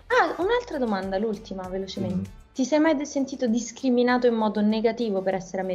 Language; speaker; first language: Italian; native; Italian